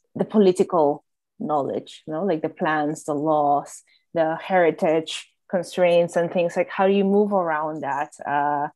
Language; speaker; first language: English; non-native, fluent; Spanish